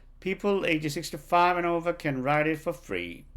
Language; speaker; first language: English; non-native, fluent; Korean